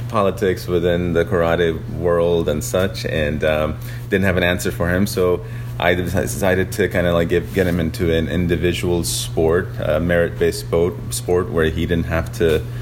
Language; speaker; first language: English; early bilingual, other home language; Urdu